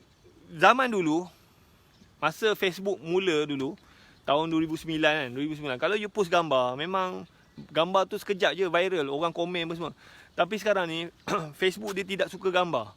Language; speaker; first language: Malay; native; Malay